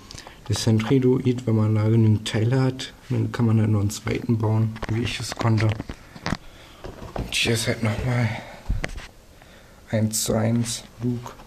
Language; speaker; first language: German; native; German